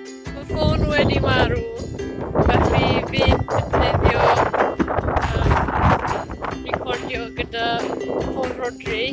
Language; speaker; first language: Welsh; non-native, learner; Malay